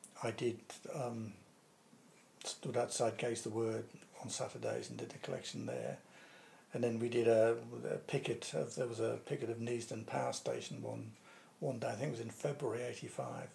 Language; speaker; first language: English; native; English